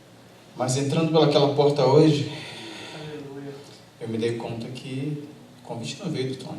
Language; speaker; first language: Portuguese; native; Portuguese